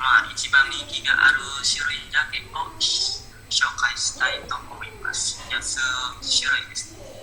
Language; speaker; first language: Japanese; non-native, learner; Indonesian